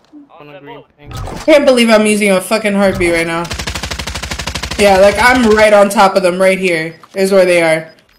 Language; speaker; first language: English; early bilingual, other home language; Spanish